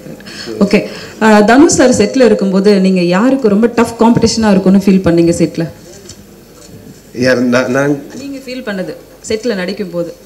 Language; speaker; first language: Tamil; native; Tamil